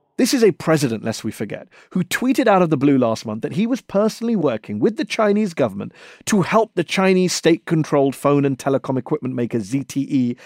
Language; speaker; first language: English; native; English